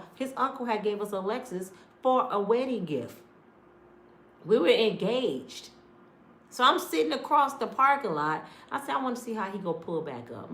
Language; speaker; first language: English; native; English